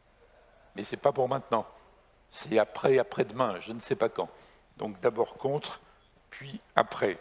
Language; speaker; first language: French; native; French